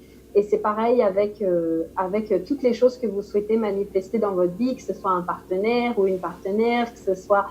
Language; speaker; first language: French; native; French